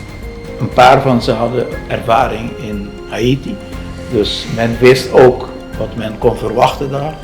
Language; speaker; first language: Dutch; non-native, local second language; Papiamento